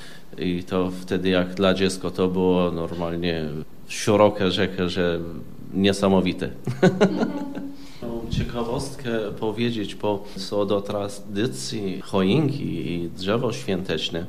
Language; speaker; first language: Polish; non-native, fluent; Arabic